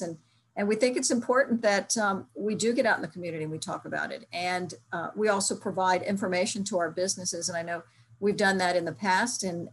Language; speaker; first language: English; native; English